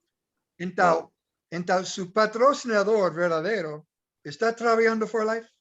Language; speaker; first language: Portuguese; non-native, learner; English